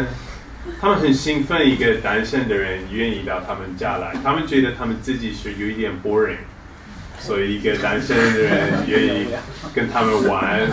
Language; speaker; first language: Chinese; non-native, fluent; English